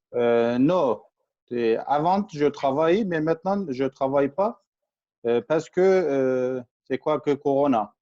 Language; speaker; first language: French; non-native, learner; Kurdish